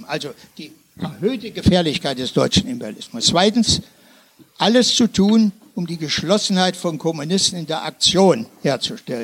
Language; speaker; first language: German; native; German